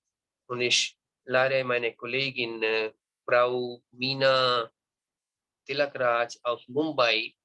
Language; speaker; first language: German; non-native, learner; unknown